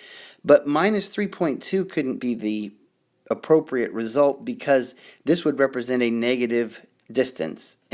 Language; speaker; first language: English; native; English